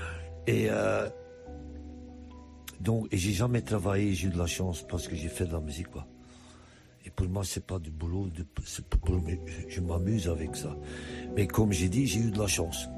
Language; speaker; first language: French; non-native, fluent; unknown